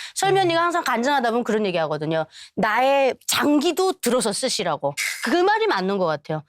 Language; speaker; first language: Korean; native; Korean